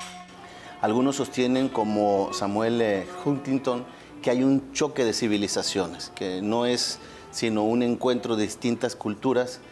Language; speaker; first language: Spanish; native; Spanish